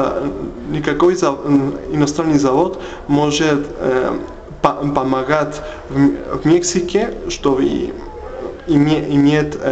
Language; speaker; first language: Russian; non-native, learner; Spanish